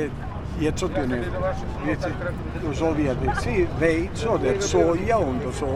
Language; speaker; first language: German; non-native, learner; Spanish